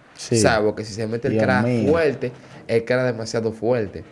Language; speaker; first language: Spanish; native; Spanish